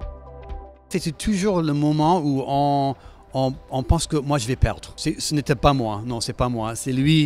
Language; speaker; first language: French; non-native, fluent; English